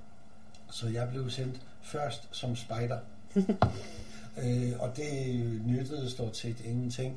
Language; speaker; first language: Danish; non-native, fluent; Polish